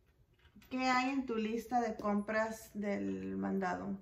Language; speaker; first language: Spanish; early bilingual, heritage; Spanish